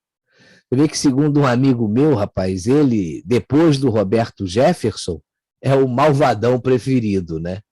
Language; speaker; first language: Portuguese; native; Portuguese